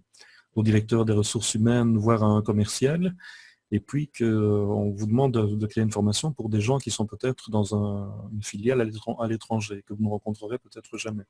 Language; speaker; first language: French; native; French